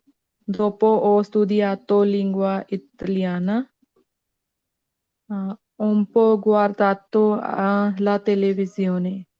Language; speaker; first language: Italian; non-native, learner; Punjabi